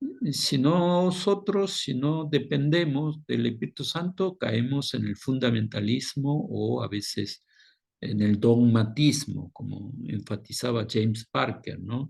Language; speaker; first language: Spanish; non-native, fluent; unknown